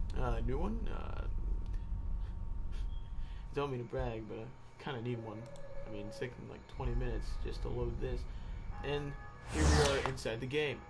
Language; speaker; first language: English; native; English